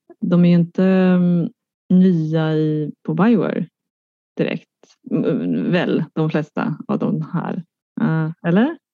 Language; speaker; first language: Swedish; native; Swedish